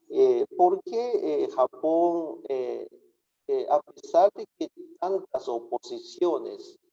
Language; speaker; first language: Spanish; non-native, fluent; Japanese